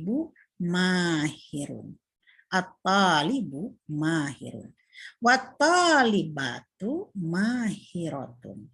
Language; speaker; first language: Arabic; non-native, fluent; Indonesian